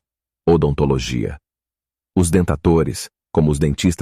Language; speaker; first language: Portuguese; native; Portuguese